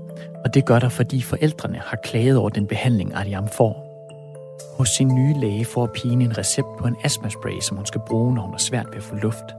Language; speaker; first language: Danish; native; Danish